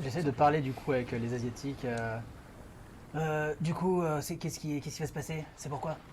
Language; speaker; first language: French; native; French